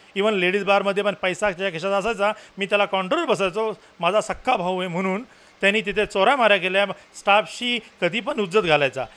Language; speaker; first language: Marathi; non-native, local second language; Urdu